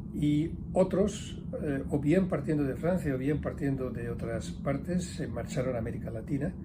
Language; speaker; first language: Spanish; native; Spanish